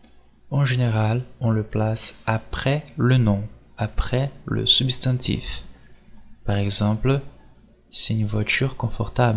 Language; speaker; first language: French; non-native, fluent; Portuguese